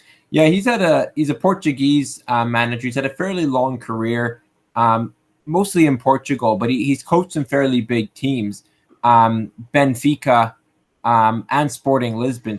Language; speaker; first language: English; native; English